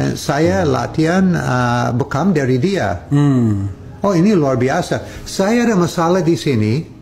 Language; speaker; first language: Indonesian; non-native, fluent; English